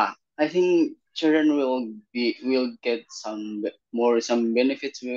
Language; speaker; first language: English; non-native, learner; Indonesian